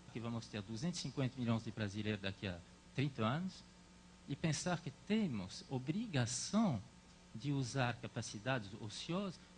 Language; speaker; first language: Portuguese; non-native, fluent; French